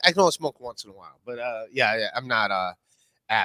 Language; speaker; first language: English; native; English